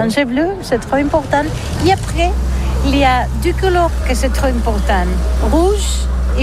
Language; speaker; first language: French; non-native, learner; Catalan